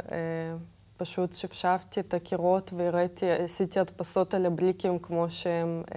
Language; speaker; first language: Hebrew; non-native, fluent; Russian